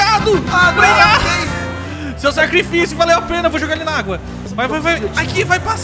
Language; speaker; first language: Portuguese; native; Portuguese